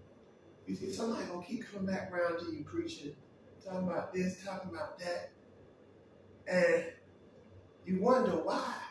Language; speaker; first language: English; native; English